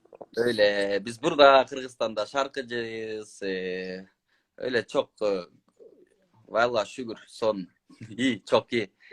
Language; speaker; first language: Turkish; non-native, learner; Kyrgyz